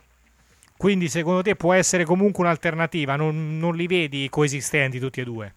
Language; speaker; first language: Italian; native; Italian